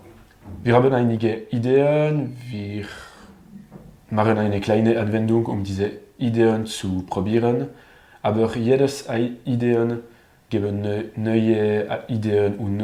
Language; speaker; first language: German; non-native, learner; French